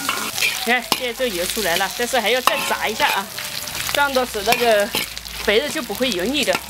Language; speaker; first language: Chinese; native; Chinese